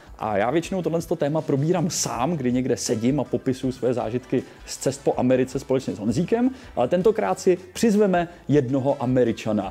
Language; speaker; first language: Czech; native; Czech